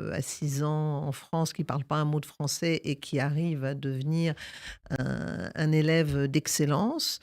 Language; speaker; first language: French; native; French